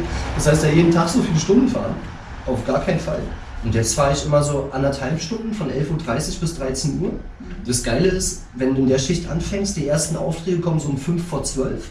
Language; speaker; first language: German; native; German